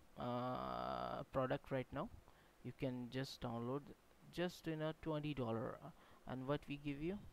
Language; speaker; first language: English; non-native, local second language; Hindi